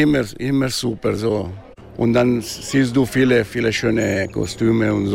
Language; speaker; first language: German; non-native, local second language; Italian